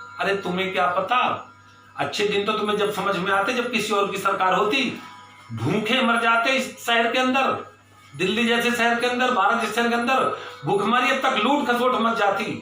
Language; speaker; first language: Hindi; native; Hindi